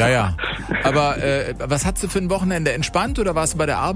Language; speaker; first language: German; native; German